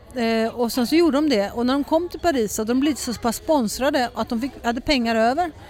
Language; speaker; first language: Swedish; early bilingual, heritage; Swedish